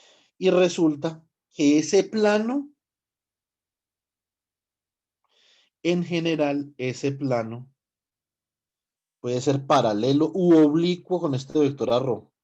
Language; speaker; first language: Spanish; native; Spanish